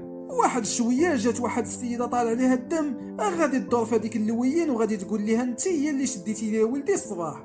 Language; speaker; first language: Arabic; native; Arabic